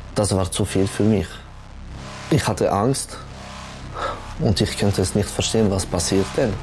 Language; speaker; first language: German; non-native, local second language; French